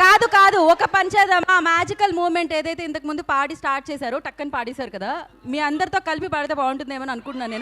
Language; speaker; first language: Telugu; native; Telugu